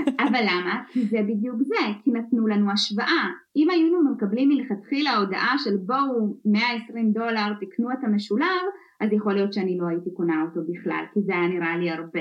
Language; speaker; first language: Hebrew; early bilingual, other home language; Russian